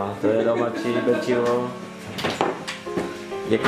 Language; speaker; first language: Czech; non-native, learner; Vietnamese